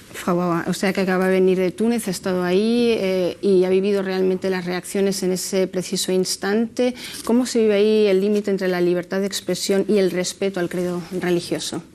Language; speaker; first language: Spanish; native; Spanish